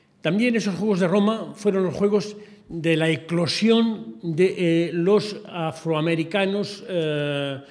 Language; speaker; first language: Spanish; native; Spanish